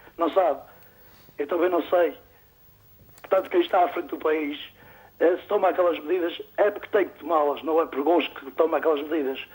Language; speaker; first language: Portuguese; native; Portuguese